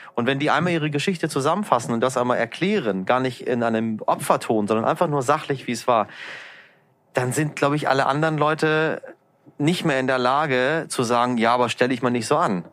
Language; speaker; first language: German; early bilingual, other home language; Persian